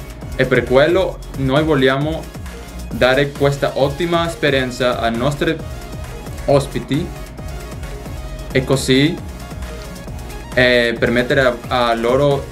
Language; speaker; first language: Italian; non-native, learner; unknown